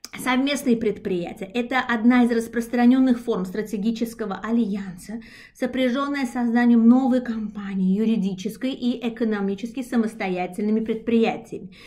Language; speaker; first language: Russian; non-native, local second language; Uzbek